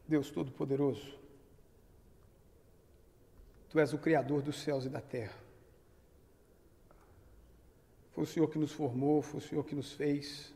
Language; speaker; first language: Portuguese; native; Portuguese